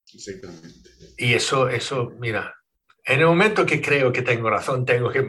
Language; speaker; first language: Spanish; non-native, fluent; Swedish